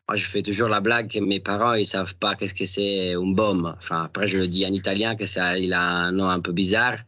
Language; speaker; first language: French; non-native, fluent; Italian